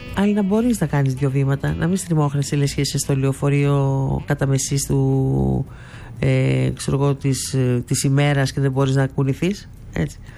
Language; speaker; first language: Greek; native; Greek